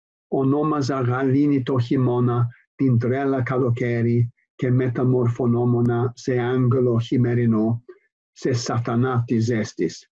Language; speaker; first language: Greek; non-native, fluent; English